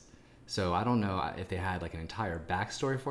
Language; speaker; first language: English; native; English